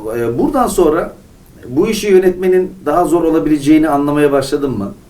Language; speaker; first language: Turkish; native; Turkish